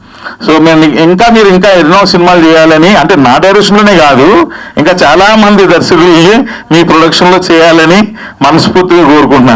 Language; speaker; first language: Telugu; native; Telugu